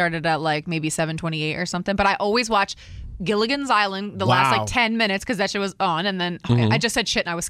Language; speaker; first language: English; native; English